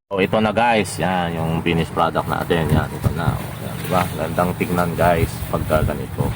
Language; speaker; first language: Filipino; non-native, local second language; Iloko